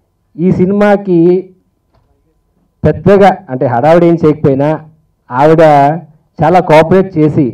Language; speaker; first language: Telugu; native; Telugu